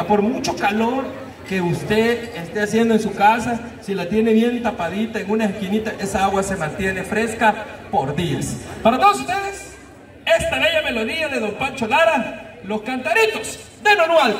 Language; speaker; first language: Spanish; native; Spanish